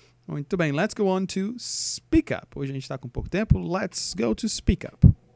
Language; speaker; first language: English; non-native, fluent; Portuguese